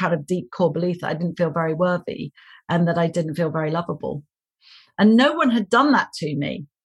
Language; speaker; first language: English; native; English